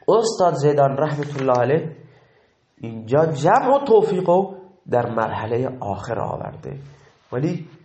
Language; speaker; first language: Persian; non-native, local second language; Baluchi